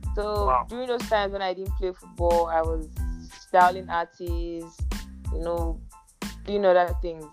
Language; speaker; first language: English; non-native, local second language; Yoruba